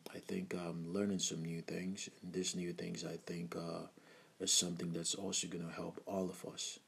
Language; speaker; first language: English; non-native, local second language; Igbo